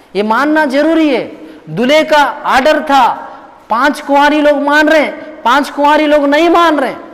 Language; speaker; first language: Hindi; non-native, local second language; Telugu